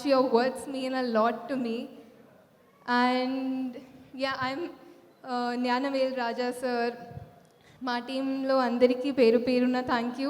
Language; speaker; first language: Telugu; non-native, local second language; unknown